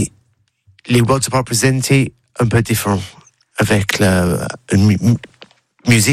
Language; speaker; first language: French; non-native, learner; English